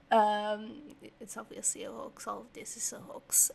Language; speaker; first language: English; non-native, fluent; Portuguese